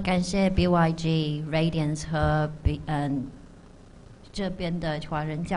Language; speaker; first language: Chinese; early bilingual, heritage; Chinese